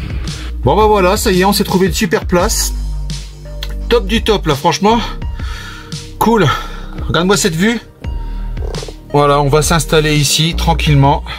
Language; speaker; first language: French; native; French